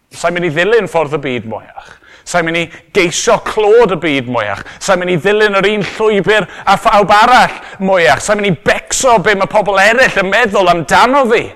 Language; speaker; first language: Welsh; native; Welsh